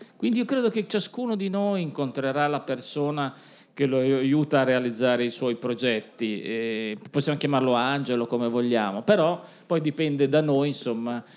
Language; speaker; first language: Italian; native; Italian